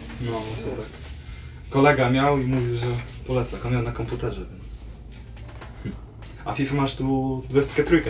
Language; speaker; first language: Polish; native; Polish